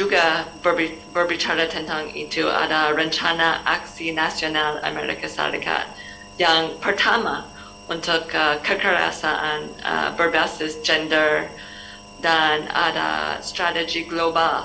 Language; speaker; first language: Indonesian; non-native, learner; English